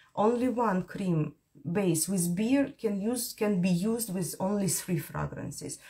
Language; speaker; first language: English; non-native, fluent; Ukrainian